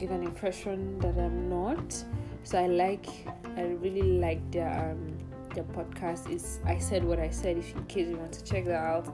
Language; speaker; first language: English; non-native, local second language; Igbo